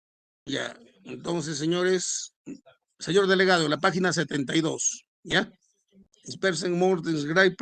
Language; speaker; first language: Spanish; native; Spanish